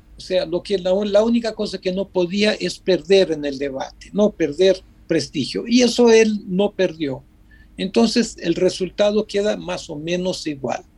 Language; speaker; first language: Spanish; non-native, fluent; Portuguese